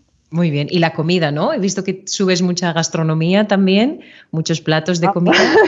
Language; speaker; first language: Spanish; native; Spanish